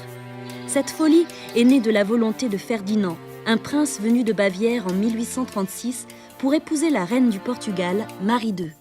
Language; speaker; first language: French; native; French